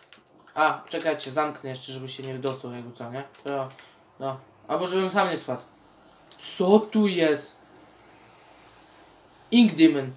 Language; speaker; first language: Polish; native; Polish